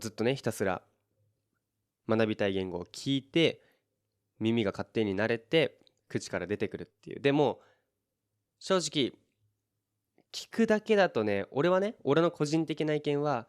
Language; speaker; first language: Japanese; native; Japanese